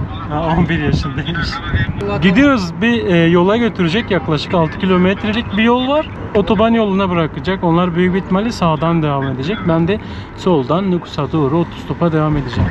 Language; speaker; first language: Turkish; native; Turkish